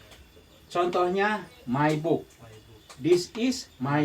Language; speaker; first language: English; non-native, learner; Sundanese